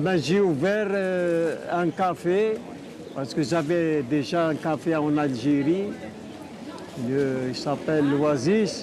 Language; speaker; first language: French; non-native, local second language; Arabic